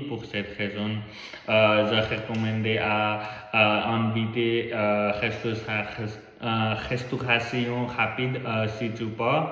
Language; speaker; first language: French; non-native, learner; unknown